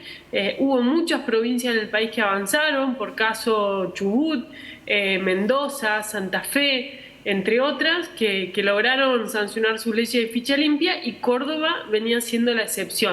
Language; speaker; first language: Spanish; native; Spanish